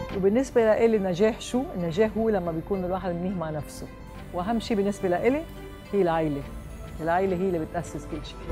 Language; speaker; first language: Arabic; early bilingual, heritage; Arabic